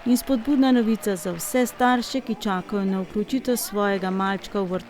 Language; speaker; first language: Slovenian; native; Slovenian